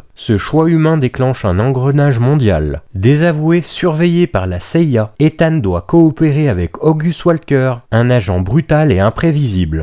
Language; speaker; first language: French; native; French